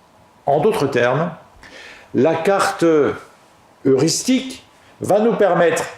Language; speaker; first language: French; native; French